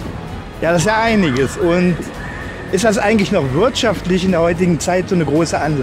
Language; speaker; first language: German; native; German